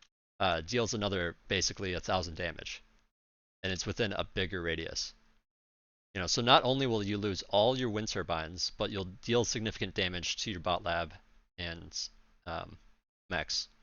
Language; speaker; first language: English; native; English